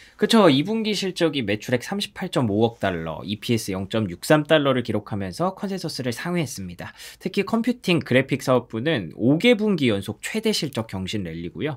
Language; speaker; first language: Korean; native; Korean